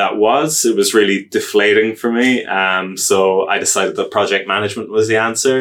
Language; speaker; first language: English; native; English